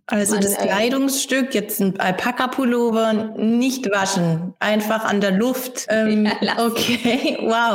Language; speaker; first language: German; native; German